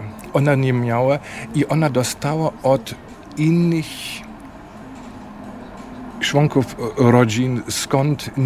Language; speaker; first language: Polish; non-native, fluent; German